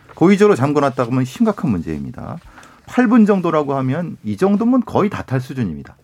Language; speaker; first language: Korean; native; Korean